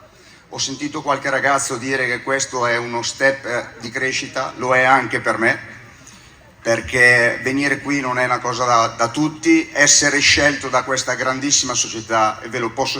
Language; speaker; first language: Italian; native; Italian